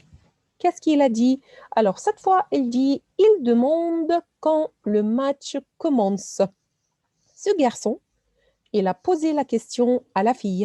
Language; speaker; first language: French; non-native, fluent; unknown